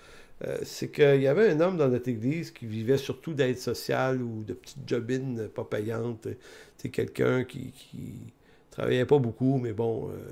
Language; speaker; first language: French; native; French